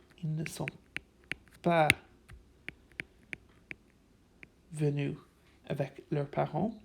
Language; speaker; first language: French; non-native, fluent; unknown